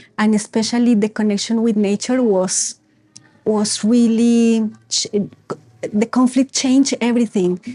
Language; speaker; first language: English; non-native, fluent; Spanish